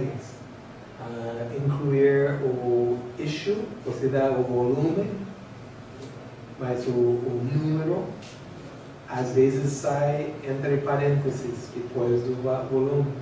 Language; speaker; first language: Portuguese; non-native, fluent; English